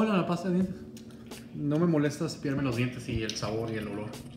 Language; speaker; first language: Spanish; early bilingual, other home language; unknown